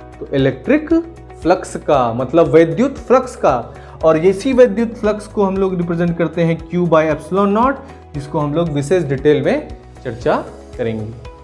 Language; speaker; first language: Hindi; native; Hindi